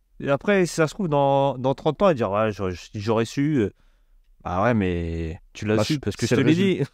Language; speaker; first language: French; native; French